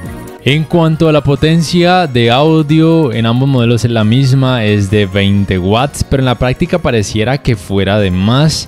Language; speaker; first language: Spanish; native; Spanish